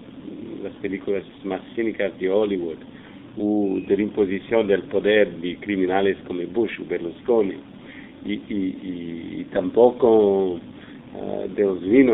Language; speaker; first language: Spanish; non-native, fluent; English